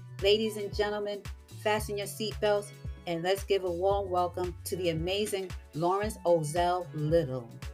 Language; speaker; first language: English; native; English